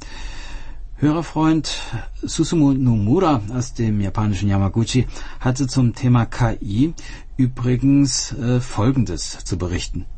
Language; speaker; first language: German; native; German